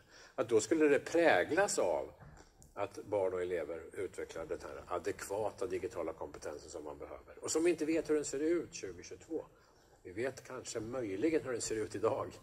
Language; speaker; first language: Swedish; native; Swedish